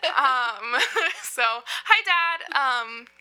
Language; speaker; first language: English; native; English